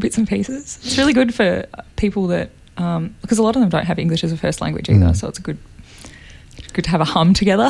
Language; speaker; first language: English; native; English